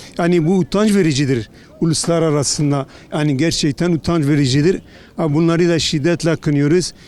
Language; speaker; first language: Turkish; non-native, local second language; Kurdish